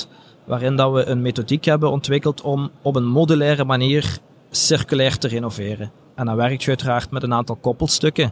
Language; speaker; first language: Dutch; native; Dutch